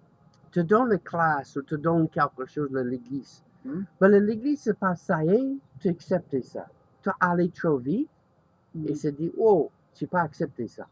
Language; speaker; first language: French; non-native, learner; English